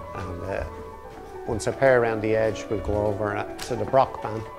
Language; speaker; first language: English; native; English